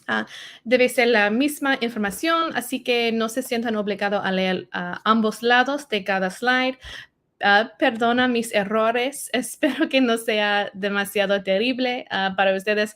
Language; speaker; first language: Spanish; non-native, learner; English